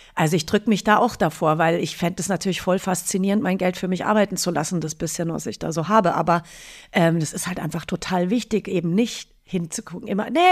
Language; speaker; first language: German; native; German